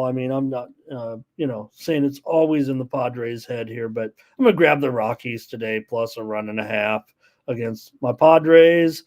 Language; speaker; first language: English; native; English